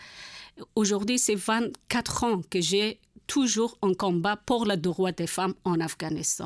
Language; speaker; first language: French; non-native, learner; Persian